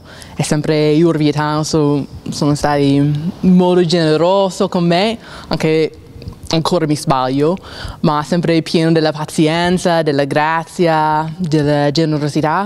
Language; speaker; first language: Italian; non-native, learner; English